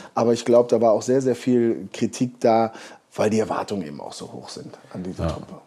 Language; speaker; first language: German; native; German